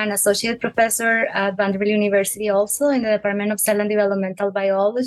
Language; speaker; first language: English; non-native, fluent; Spanish